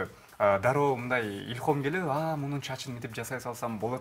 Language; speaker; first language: Kyrgyz; native; Kyrgyz